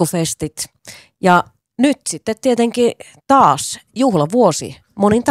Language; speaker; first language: Finnish; native; Finnish